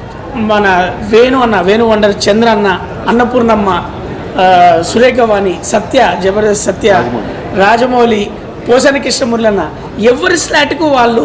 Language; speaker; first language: Telugu; native; Telugu